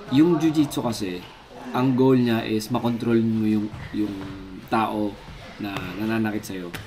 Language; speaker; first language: Filipino; native; Filipino